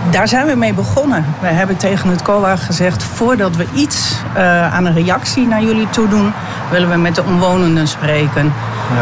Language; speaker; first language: Dutch; native; Dutch